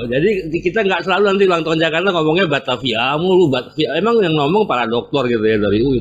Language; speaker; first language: Indonesian; native; Indonesian